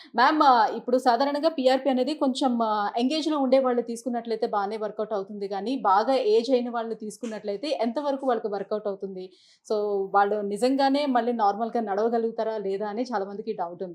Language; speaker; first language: Telugu; native; Telugu